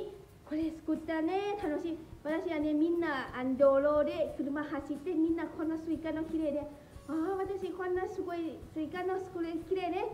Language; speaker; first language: Japanese; non-native, learner; Lao